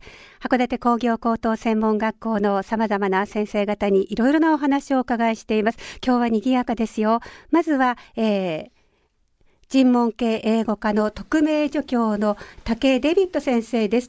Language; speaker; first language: Japanese; native; Japanese